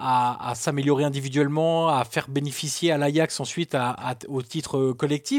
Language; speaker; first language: French; native; French